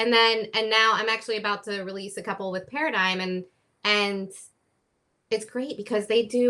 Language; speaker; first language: English; native; English